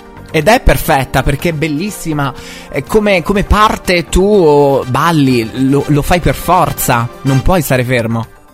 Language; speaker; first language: Italian; native; Italian